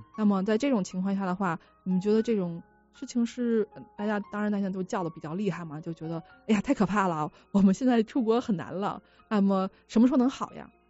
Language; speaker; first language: Chinese; native; Chinese